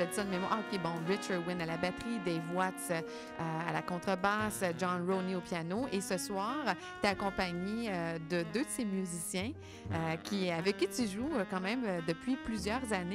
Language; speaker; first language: French; native; French